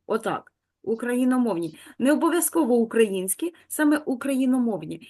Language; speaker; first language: Ukrainian; native; Ukrainian